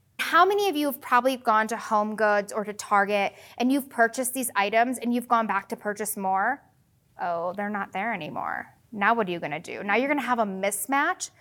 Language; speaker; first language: English; native; English